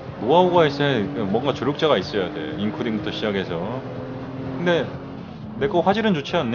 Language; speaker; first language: Korean; native; Korean